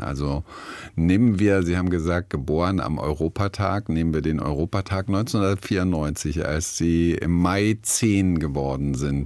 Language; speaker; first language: German; native; German